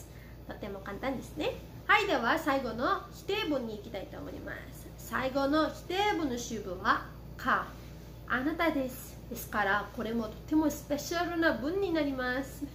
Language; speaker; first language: Japanese; non-native, fluent; Filipino